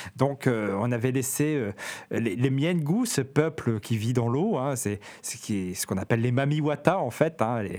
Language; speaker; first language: French; native; French